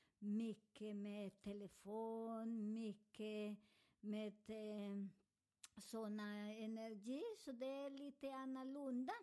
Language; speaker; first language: Swedish; non-native, learner; Spanish